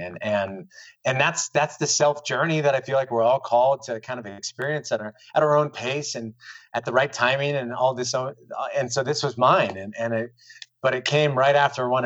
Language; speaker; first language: English; native; English